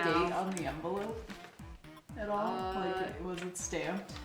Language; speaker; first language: English; native; English